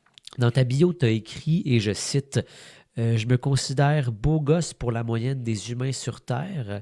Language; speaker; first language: French; native; French